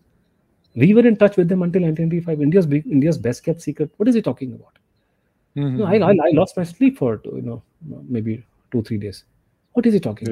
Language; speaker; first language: English; non-native, local second language; Hindi